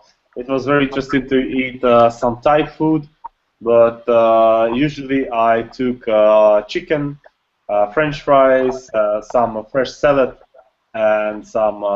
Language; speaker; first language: English; non-native, learner; Russian